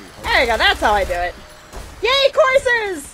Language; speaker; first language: English; native; English